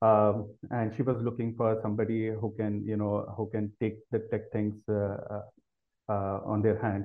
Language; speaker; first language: English; non-native, local second language; Hindi